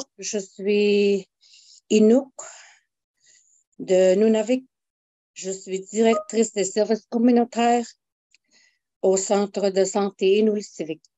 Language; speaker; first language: French; non-native, local second language; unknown